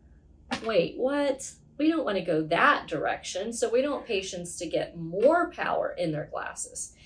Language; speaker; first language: English; native; English